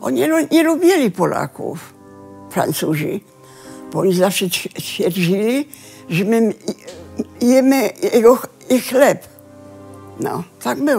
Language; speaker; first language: Polish; early bilingual, heritage; Polish